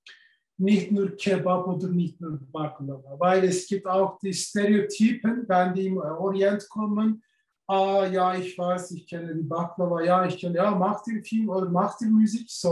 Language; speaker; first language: German; non-native, learner; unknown